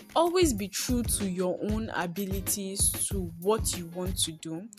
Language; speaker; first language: English; non-native, local second language; Yoruba